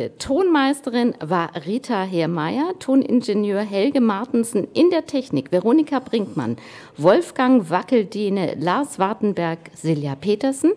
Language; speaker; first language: German; native; German